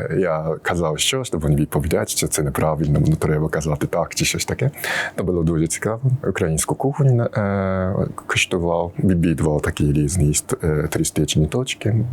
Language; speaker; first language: Ukrainian; non-native, fluent; Japanese